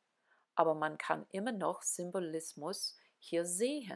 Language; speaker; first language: German; non-native, learner; English